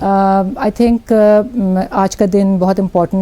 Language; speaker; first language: Urdu; native; Urdu